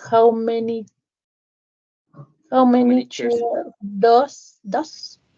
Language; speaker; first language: English; non-native, learner; Spanish